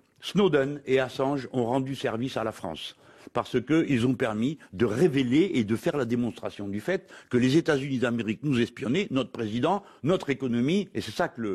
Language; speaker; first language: French; native; French